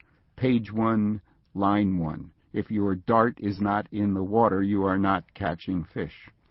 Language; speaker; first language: English; native; English